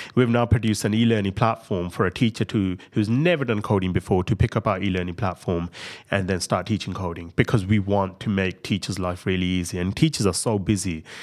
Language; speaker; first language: English; non-native, local second language; Punjabi